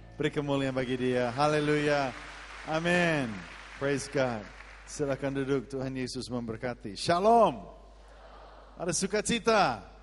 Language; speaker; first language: Indonesian; non-native, fluent; English